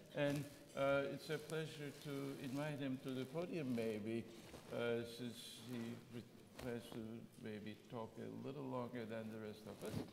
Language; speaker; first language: English; non-native, fluent; Turkish